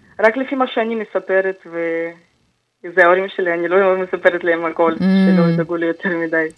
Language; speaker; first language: Hebrew; non-native, fluent; Russian